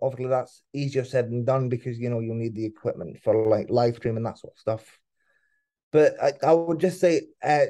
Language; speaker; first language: English; native; English